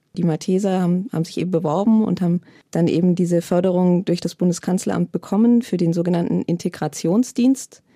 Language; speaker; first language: German; native; German